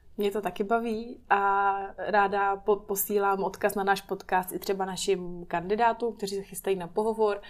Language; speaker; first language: Czech; native; Czech